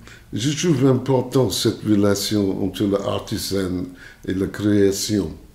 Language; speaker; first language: French; non-native, fluent; English